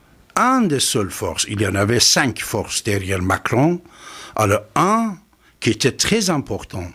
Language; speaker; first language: French; non-native, fluent; Persian